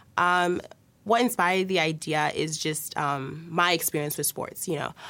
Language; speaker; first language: English; early bilingual, other home language; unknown